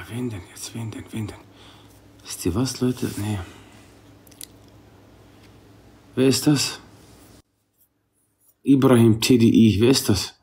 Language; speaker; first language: German; non-native, local second language; Arabic